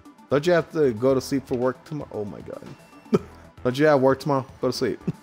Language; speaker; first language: English; native; English